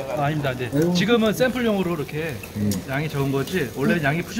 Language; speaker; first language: Korean; native; Korean